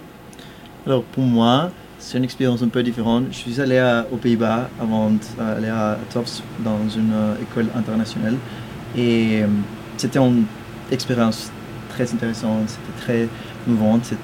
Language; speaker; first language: French; non-native, fluent; Spanish